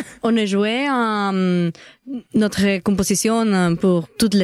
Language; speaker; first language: French; non-native, learner; Spanish